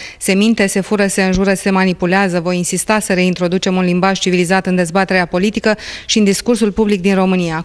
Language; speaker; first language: Romanian; native; Romanian